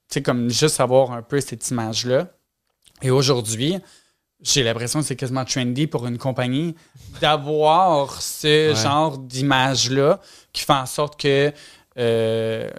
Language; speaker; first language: French; native; French